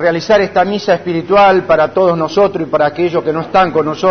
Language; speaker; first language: Spanish; native; Spanish